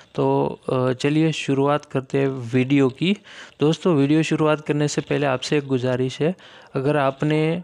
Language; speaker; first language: Hindi; native; Hindi